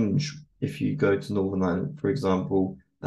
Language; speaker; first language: English; native; English